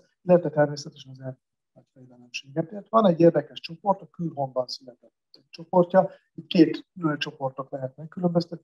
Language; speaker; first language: Hungarian; native; Hungarian